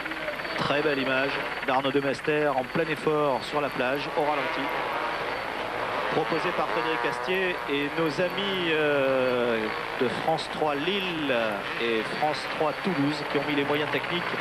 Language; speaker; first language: French; native; French